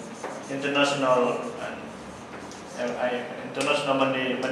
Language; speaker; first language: English; non-native, learner; Thai